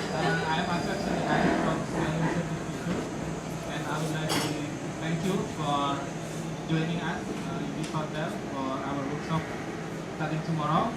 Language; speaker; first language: English; non-native, local second language; Indonesian